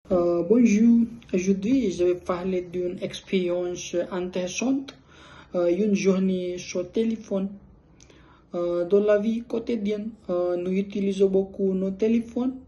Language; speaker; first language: French; non-native, learner; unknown